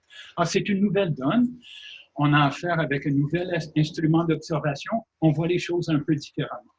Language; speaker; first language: French; native; French